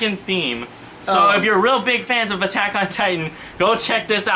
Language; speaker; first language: English; native; English